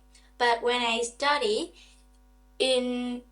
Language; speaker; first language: English; non-native, learner; Vietnamese